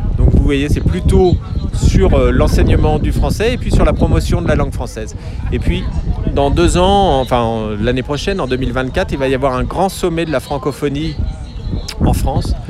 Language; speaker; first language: French; native; French